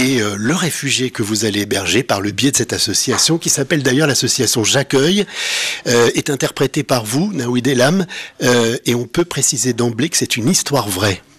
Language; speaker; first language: French; native; French